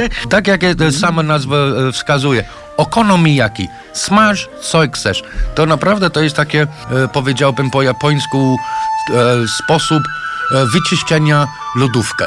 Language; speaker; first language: Polish; non-native, learner; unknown